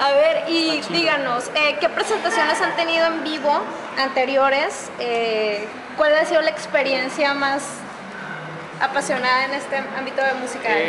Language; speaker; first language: Spanish; native; Spanish